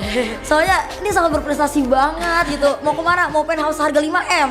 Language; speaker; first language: Indonesian; native; Indonesian